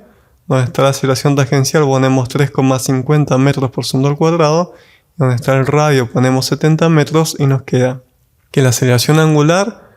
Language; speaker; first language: Spanish; native; Spanish